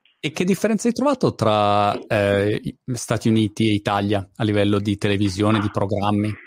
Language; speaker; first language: Italian; native; Italian